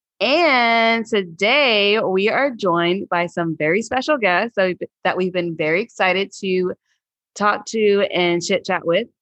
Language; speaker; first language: English; native; English